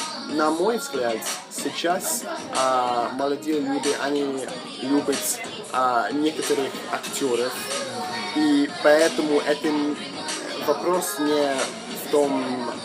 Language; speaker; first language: Russian; non-native, fluent; English